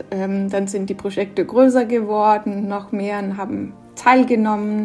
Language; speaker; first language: German; non-native, fluent; Danish